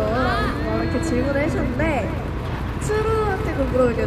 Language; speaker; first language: Korean; non-native, fluent; Japanese